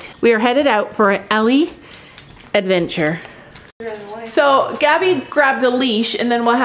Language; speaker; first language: English; native; English